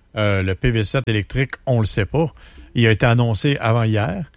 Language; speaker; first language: French; native; French